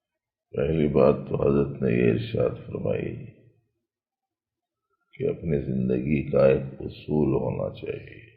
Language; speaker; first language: Urdu; native; Urdu